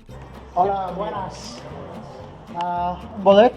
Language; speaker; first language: Spanish; non-native, learner; English